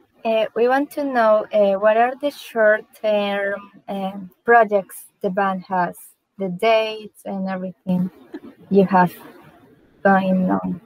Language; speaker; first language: English; non-native, learner; Spanish